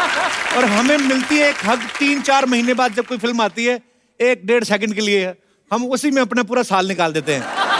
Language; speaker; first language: Hindi; native; Hindi